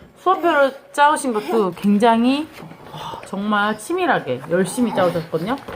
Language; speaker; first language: Korean; native; Korean